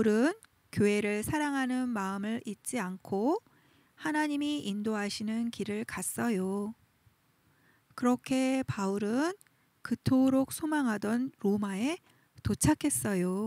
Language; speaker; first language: Korean; native; Korean